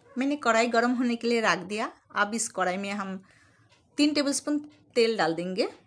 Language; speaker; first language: Hindi; non-native, local second language; Bangla